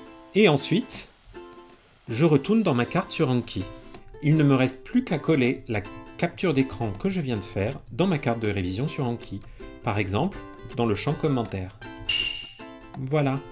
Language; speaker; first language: French; native; French